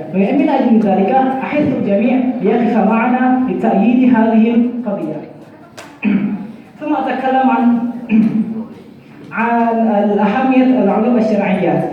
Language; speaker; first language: Arabic; non-native, learner; Indonesian